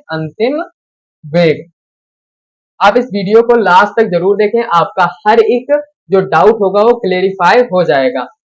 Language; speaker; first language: Hindi; native; Hindi